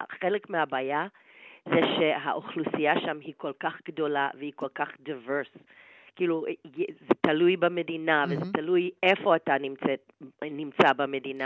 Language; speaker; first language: Hebrew; non-native, fluent; English